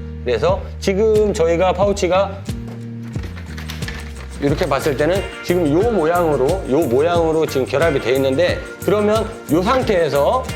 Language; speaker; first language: Korean; native; Korean